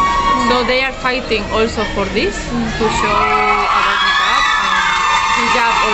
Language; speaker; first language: English; non-native, fluent; Spanish